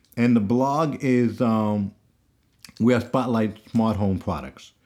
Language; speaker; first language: English; native; English